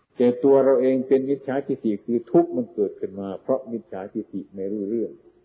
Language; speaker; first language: Thai; non-native, local second language; Northeastern Thai